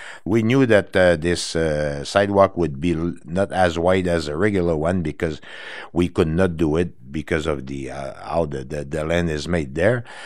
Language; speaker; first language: English; non-native, fluent; French